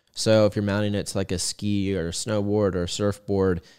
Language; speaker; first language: English; native; English